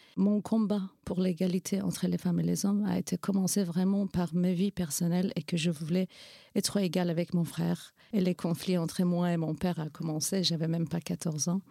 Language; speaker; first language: French; non-native, fluent; Kurdish